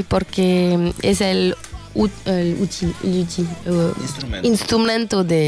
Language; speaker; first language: Spanish; non-native, learner; French